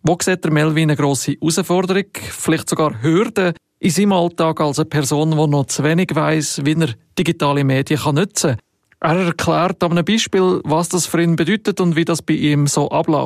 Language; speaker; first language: German; native; German